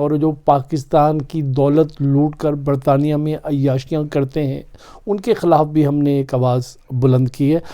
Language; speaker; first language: Urdu; non-native, local second language; Punjabi